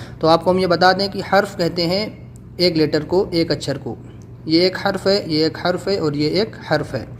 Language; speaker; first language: Urdu; native; Urdu